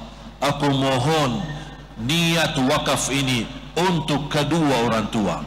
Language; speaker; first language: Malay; non-native, fluent; Arabic